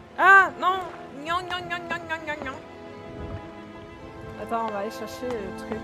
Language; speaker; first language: French; native; French